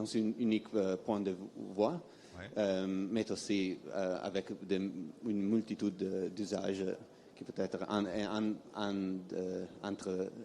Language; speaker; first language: French; non-native, fluent; Italian